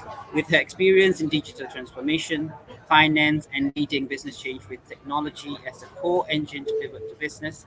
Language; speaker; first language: English; non-native, local second language; Malay